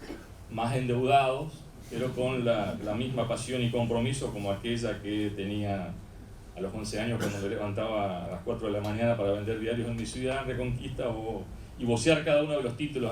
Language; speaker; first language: Spanish; native; Spanish